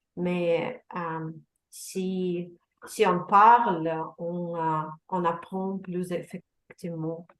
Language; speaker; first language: French; non-native, learner; Russian